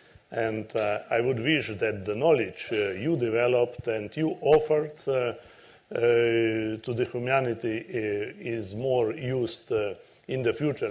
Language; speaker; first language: English; non-native, fluent; Slovenian